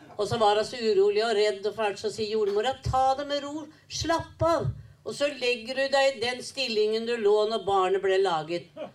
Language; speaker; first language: Norwegian; native; Norwegian